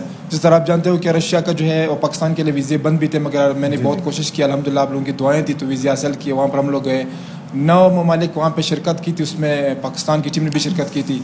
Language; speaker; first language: Urdu; native; Urdu